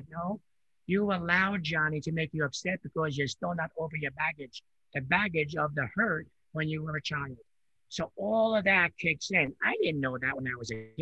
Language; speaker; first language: English; early bilingual, other home language; Italian